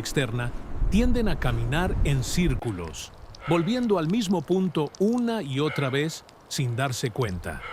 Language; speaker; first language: Spanish; native; Spanish